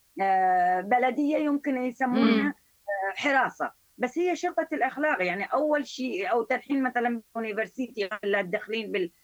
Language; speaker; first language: Arabic; non-native, fluent; Persian